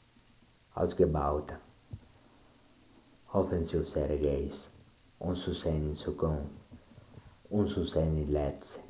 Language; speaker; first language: German; non-native, learner; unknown